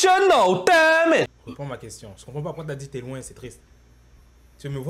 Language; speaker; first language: French; native; French